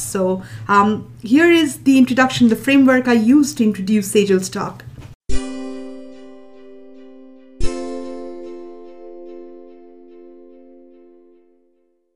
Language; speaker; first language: English; non-native, local second language; Bangla